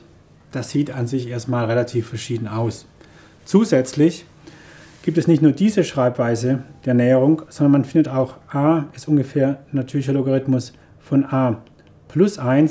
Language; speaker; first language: German; native; German